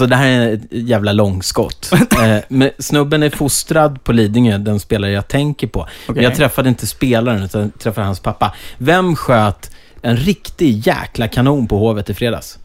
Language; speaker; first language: Swedish; native; Swedish